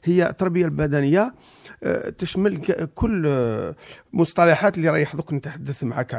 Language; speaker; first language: Arabic; native; Arabic